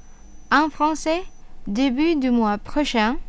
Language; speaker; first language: French; non-native, fluent; Indonesian